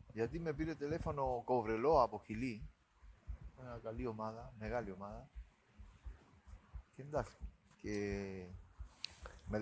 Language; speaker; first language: Greek; non-native, learner; Spanish